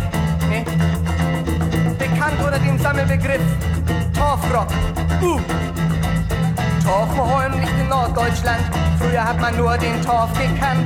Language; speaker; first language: German; native; German